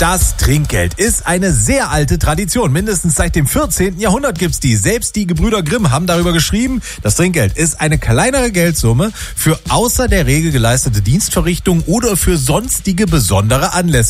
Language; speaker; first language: German; native; German